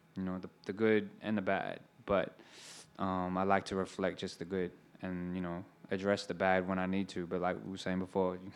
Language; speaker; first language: English; native; English